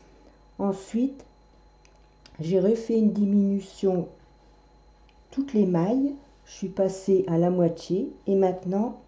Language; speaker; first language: French; native; French